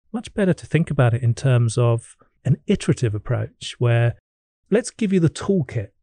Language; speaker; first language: English; native; English